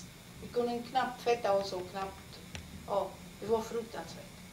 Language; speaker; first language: Swedish; non-native, fluent; Polish